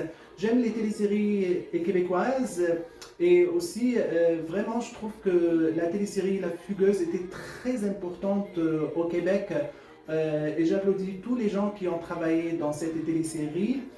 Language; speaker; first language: French; non-native, fluent; Arabic